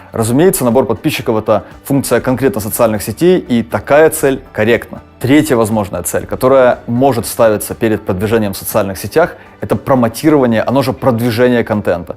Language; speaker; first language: Russian; native; Russian